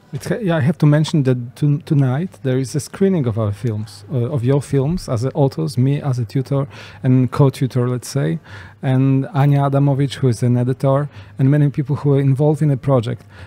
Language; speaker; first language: English; non-native, fluent; Polish